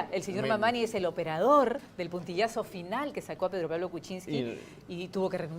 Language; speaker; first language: Spanish; native; Spanish